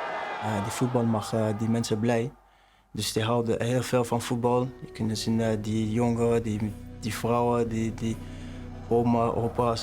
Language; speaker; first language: Dutch; non-native, learner; French